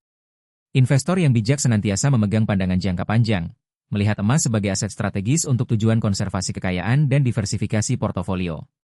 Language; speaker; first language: Indonesian; native; Indonesian